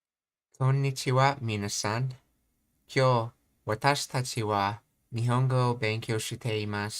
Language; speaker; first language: Japanese; non-native, learner; English